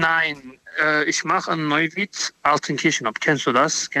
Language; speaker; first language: German; non-native, learner; Romanian